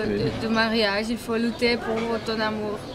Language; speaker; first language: French; non-native, fluent; Spanish